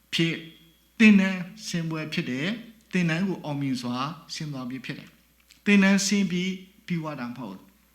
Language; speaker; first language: Burmese; non-native, local second language; S'gaw Karen